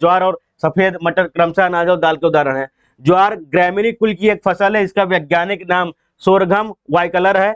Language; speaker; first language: Hindi; native; Hindi